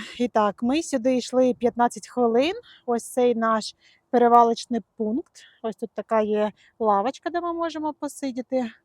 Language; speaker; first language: Ukrainian; non-native, local second language; Russian